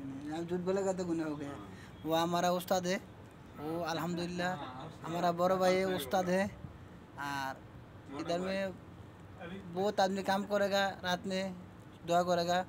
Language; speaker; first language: Hindi; non-native, learner; Bangla